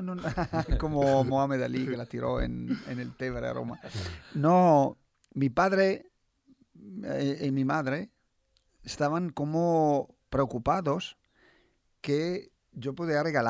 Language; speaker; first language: Spanish; non-native, fluent; Italian